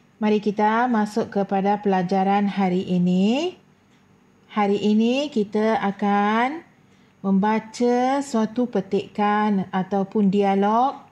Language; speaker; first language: Malay; non-native, local second language; Tamil